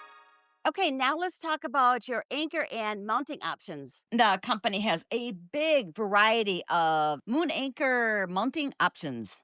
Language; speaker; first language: English; native; English